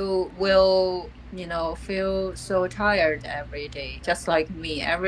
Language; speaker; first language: English; non-native, fluent; Chinese